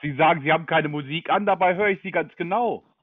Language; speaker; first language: German; native; German